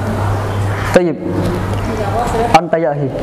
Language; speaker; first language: Arabic; non-native, learner; Indonesian